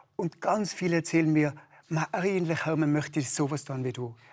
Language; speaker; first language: German; native; German